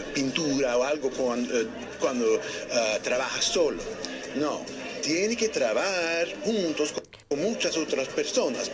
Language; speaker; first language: Spanish; non-native, learner; English